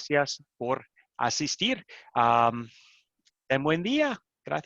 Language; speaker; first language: Spanish; non-native, learner; English